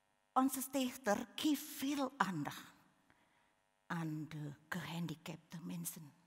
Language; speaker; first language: Dutch; non-native, learner; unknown